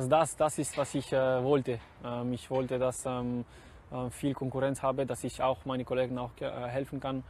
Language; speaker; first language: German; non-native, learner; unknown